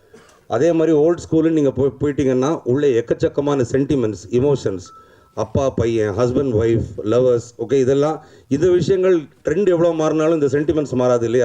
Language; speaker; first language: Tamil; native; Tamil